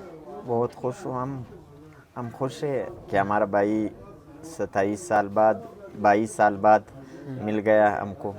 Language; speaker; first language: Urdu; non-native, local second language; Pashto